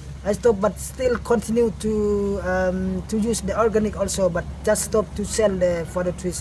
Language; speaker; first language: English; non-native, learner; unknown